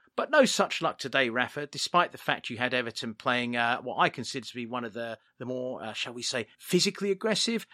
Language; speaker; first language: English; native; English